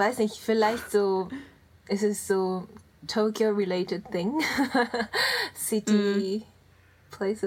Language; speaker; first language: German; non-native, learner; Japanese